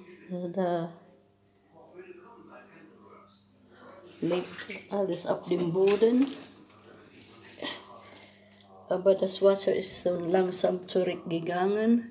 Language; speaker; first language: German; non-native, learner; Filipino